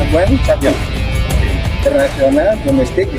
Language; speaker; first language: Indonesian; native; Indonesian